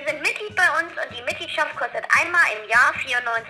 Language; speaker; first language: German; native; German